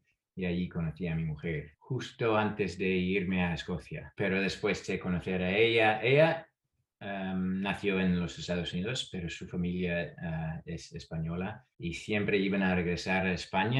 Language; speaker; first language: Spanish; non-native, fluent; English